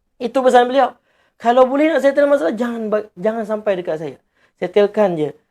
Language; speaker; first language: Malay; native; Malay